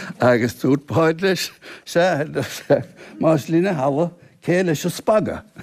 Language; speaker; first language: Irish; native; Irish